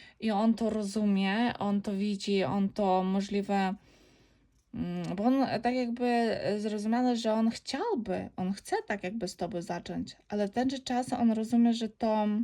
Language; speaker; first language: Polish; non-native, learner; Ukrainian